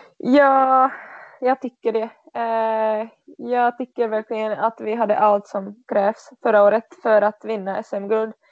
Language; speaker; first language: Swedish; non-native, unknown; Czech